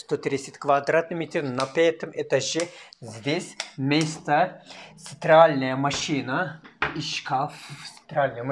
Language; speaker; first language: Russian; non-native, learner; Turkish